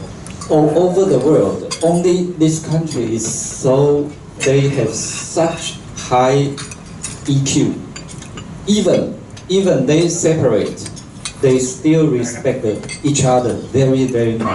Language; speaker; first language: English; non-native, local second language; Chinese